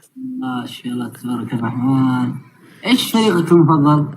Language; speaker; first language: Arabic; native; Arabic